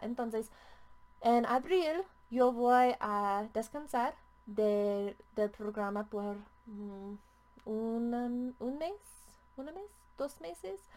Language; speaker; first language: Spanish; non-native, learner; English